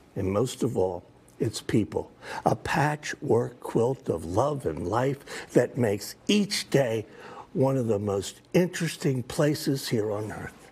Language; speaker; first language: English; native; English